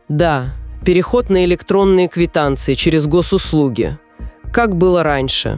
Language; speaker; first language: Russian; native; Russian